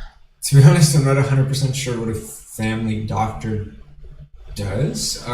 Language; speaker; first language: English; native; English